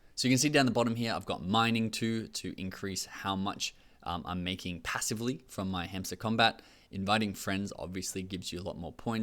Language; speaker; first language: English; native; English